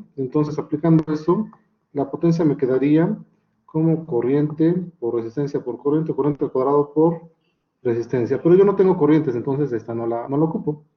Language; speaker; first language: Spanish; native; Spanish